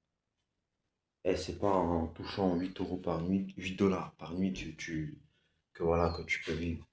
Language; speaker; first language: French; native; French